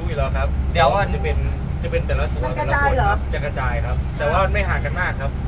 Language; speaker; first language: Thai; native; Thai